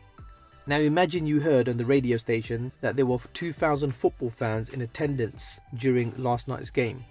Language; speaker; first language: English; native; English